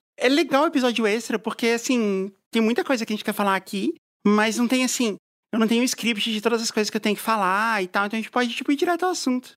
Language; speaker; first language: Portuguese; native; Portuguese